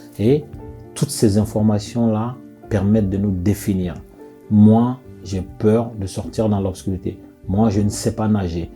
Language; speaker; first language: French; non-native, local second language; Bambara